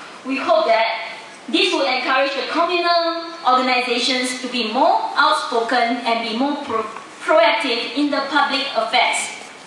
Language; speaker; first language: English; non-native, local second language; Chinese